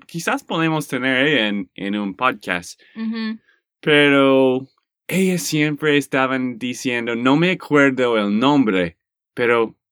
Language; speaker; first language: Spanish; non-native, learner; English